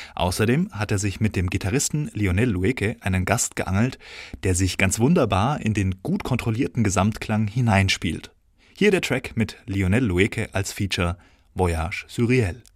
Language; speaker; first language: German; native; German